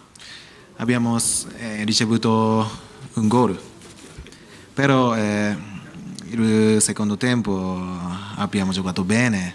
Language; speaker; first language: Italian; non-native, learner; Japanese